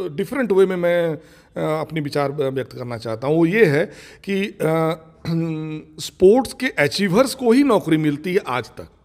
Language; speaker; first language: Hindi; non-native, local second language; Bangla